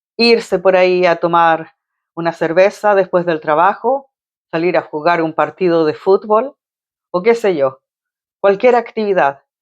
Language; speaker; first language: Spanish; native; Spanish